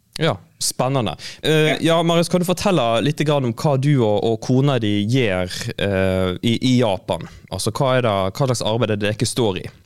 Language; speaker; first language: Norwegian; native; Norwegian